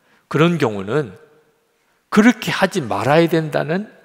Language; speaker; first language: Korean; native; Korean